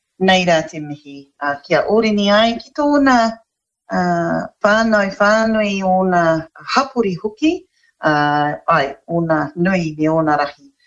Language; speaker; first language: Māori; non-native, local second language; English